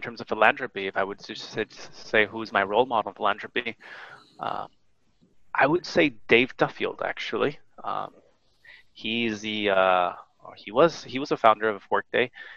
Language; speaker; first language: English; native; English